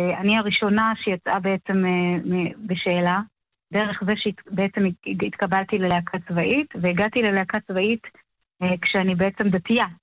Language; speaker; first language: Hebrew; early bilingual, other home language; Amharic